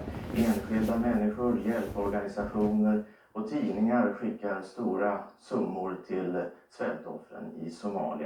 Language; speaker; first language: Swedish; native; Swedish